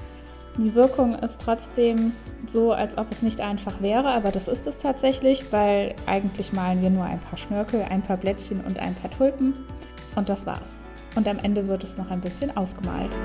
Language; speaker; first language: German; native; German